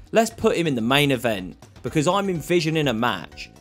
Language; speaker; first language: English; native; English